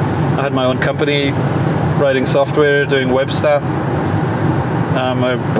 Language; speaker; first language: English; native; English